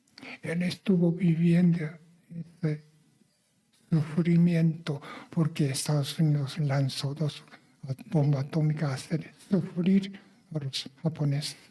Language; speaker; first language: Spanish; non-native, fluent; Japanese